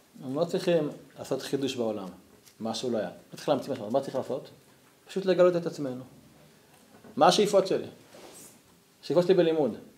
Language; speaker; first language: Hebrew; native; Hebrew